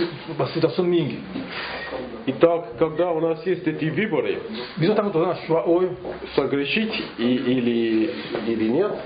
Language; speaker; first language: Russian; non-native, fluent; English